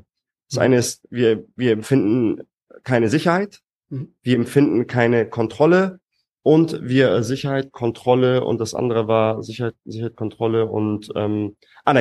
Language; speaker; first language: German; native; German